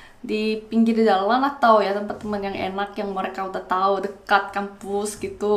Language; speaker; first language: Indonesian; non-native, fluent; Korean